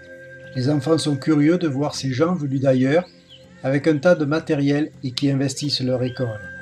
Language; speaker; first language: French; native; French